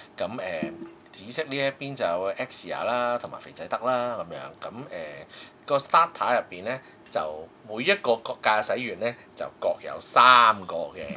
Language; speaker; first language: Cantonese; native; Cantonese